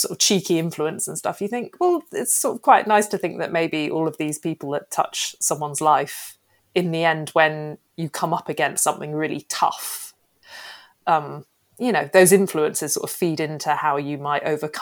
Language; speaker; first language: English; native; English